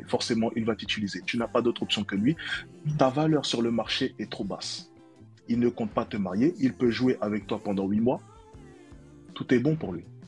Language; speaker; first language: French; native; French